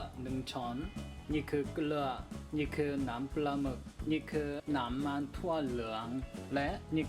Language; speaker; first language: Thai; non-native, learner; Korean